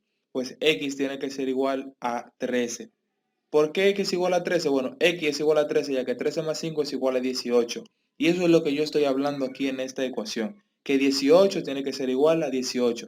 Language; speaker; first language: Spanish; native; Spanish